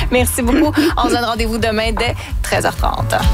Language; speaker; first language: French; native; French